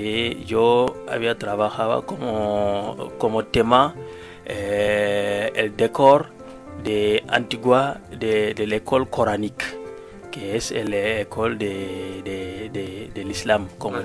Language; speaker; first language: Spanish; non-native, learner; Wolof